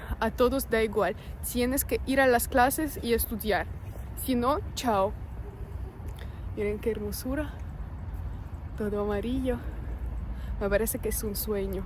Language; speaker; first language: Spanish; non-native, fluent; Russian